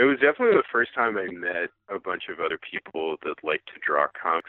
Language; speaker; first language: English; native; English